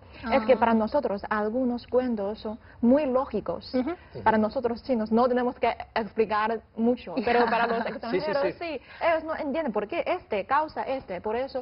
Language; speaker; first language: Spanish; non-native, fluent; Chinese